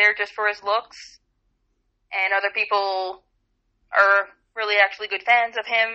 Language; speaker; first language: English; non-native, fluent; French